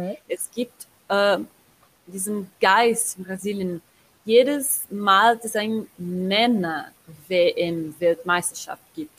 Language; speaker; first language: German; non-native, learner; Portuguese